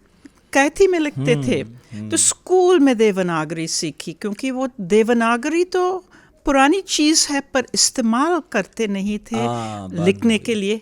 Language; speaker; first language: Hindi; early bilingual, heritage; Hindi